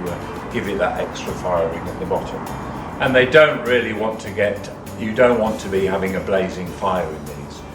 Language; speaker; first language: English; native; English